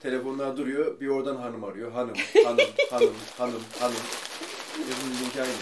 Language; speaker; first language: Turkish; native; Turkish